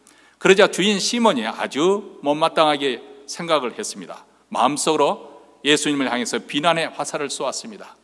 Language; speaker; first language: Korean; native; Korean